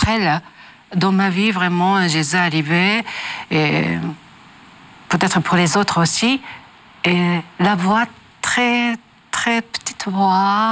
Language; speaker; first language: French; non-native, learner; Japanese